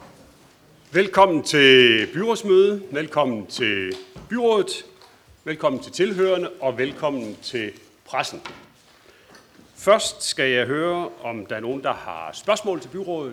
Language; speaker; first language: Danish; native; Danish